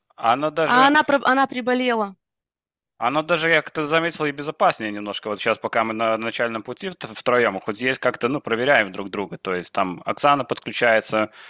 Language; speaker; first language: Russian; non-native, local second language; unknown